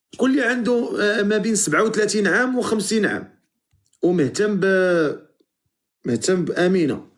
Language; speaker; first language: Arabic; native; Arabic